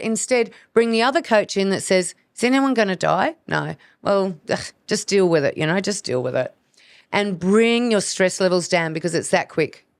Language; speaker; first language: English; native; English